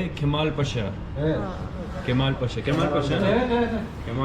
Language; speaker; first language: Hindi; non-native, learner; Turkish